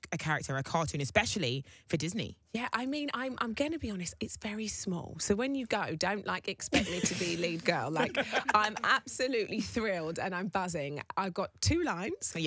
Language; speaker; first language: English; native; English